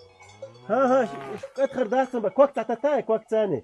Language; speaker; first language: German; non-native, learner; Russian